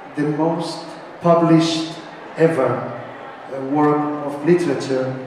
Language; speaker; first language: English; non-native, fluent; Spanish